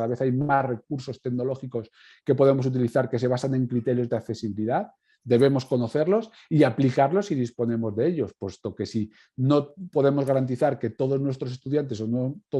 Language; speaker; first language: Spanish; native; Spanish